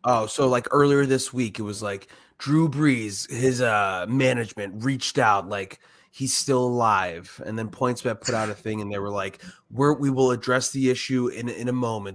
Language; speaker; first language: English; native; English